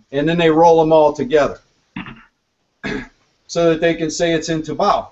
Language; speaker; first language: English; native; English